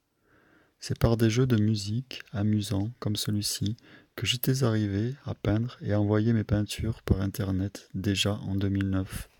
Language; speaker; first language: French; native; French